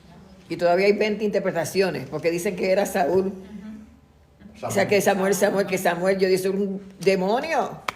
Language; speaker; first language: Spanish; native; Spanish